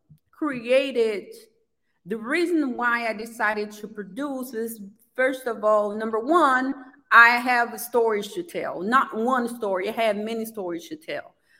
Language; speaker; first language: English; non-native, fluent; Portuguese